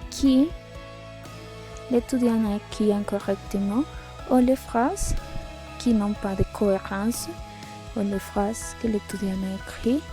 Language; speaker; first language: French; non-native, learner; Spanish